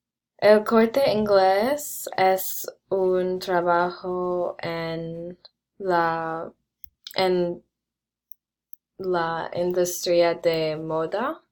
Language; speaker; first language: Spanish; non-native, learner; English